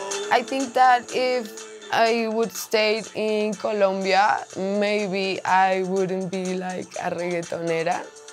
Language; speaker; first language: English; non-native, fluent; Spanish